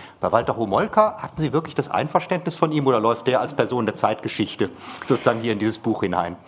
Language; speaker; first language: German; native; German